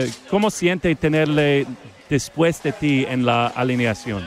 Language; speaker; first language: Spanish; non-native, fluent; English